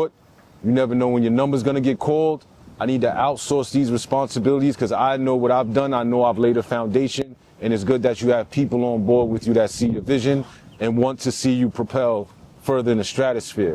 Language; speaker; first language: English; native; English